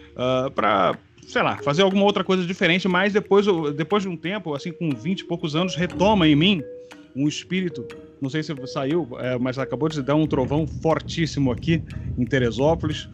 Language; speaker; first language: Portuguese; native; Portuguese